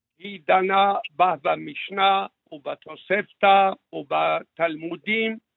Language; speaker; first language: Hebrew; early bilingual, other home language; Arabic